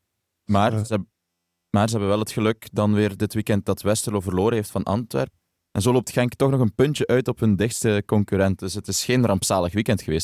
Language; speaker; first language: Dutch; native; Dutch